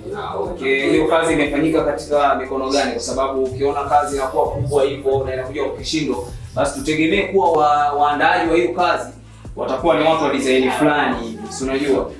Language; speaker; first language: Swahili; native; Swahili